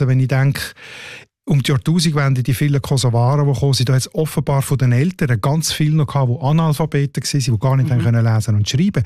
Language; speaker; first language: German; native; German